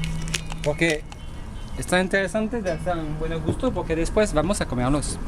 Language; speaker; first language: Spanish; non-native, learner; French